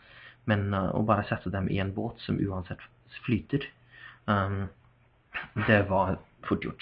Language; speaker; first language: Norwegian; non-native, fluent; English